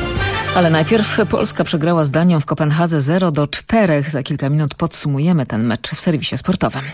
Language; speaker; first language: Polish; native; Polish